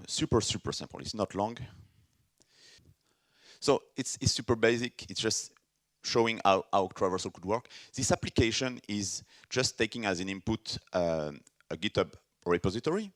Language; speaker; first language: English; non-native, fluent; French